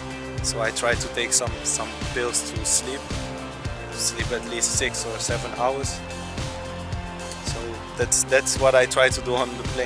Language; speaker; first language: English; non-native, learner; Portuguese